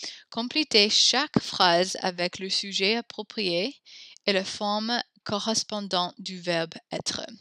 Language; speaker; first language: French; non-native, learner; English